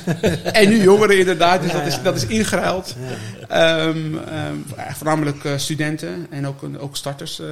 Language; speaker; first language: Dutch; native; Dutch